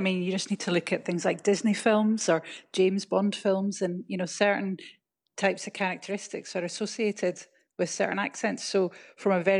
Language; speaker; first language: English; native; English